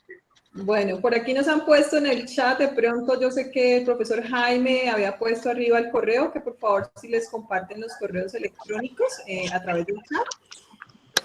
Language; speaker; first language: Spanish; native; Spanish